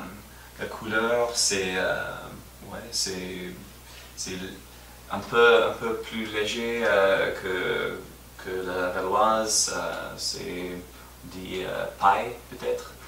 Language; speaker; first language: French; non-native, fluent; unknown